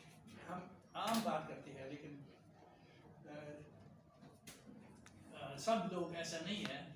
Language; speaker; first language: Hindi; non-native, fluent; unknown